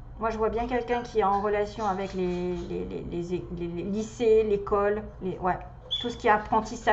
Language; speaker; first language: French; native; French